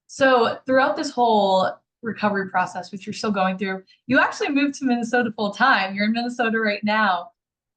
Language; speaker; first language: English; native; English